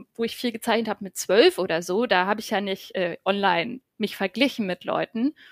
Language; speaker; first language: German; native; German